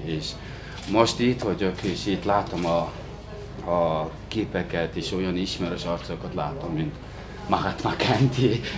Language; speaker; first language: Hungarian; non-native, fluent; Mongolian